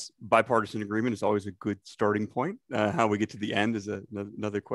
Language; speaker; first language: English; native; English